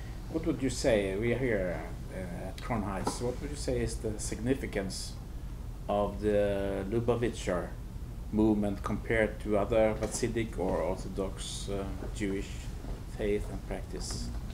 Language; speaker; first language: English; non-native, fluent; Norwegian